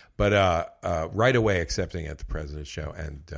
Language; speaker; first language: English; native; English